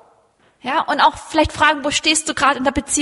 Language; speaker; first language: German; native; German